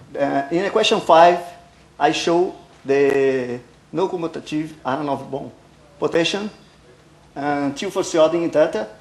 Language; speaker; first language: English; non-native, learner; Portuguese